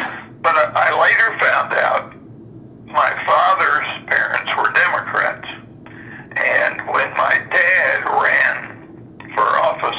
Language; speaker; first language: English; native; English